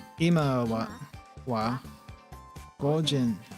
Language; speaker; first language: Japanese; non-native, learner; English